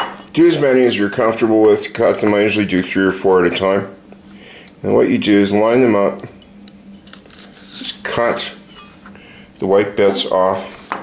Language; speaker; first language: English; native; English